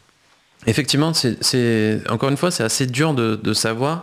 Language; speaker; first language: French; native; French